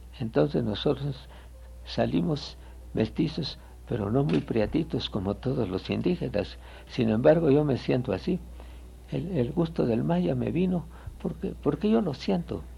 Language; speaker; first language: Spanish; native; Spanish